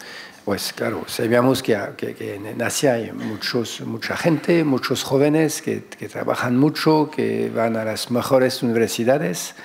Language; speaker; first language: Spanish; non-native, fluent; French